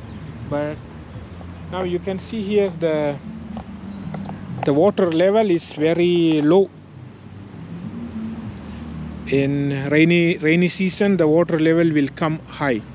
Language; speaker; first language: English; non-native, fluent; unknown